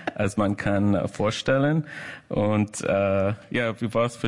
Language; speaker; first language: German; non-native, fluent; English